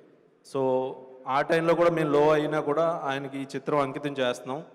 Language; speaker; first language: Telugu; native; Telugu